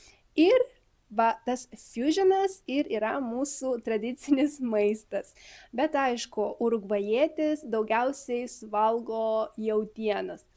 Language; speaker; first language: Lithuanian; early bilingual, other home language; Spanish